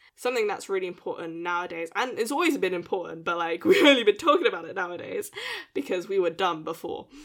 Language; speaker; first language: English; early bilingual, other home language; Malay